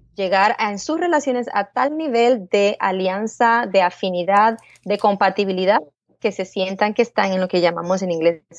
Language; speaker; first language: Spanish; native; Spanish